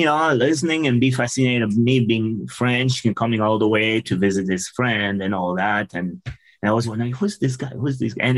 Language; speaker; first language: English; non-native, fluent; French